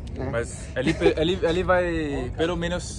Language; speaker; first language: Portuguese; native; Portuguese